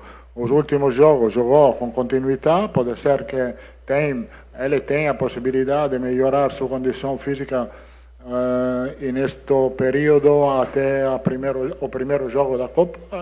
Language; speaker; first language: Portuguese; non-native, learner; Italian